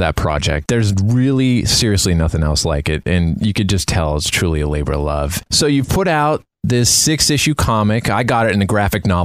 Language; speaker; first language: English; native; English